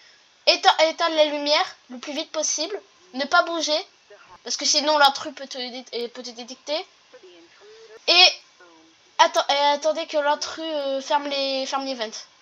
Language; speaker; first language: French; native; French